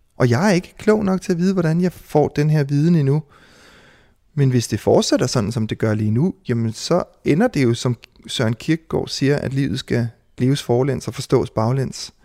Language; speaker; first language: Danish; native; Danish